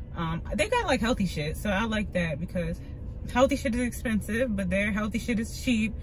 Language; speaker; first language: English; native; English